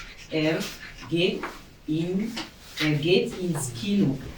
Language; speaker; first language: German; non-native, fluent; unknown